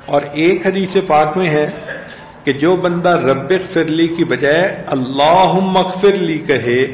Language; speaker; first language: Urdu; non-native, local second language; Punjabi